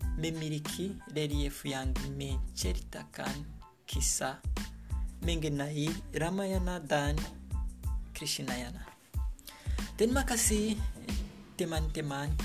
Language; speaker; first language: Indonesian; non-native, learner; Kinyarwanda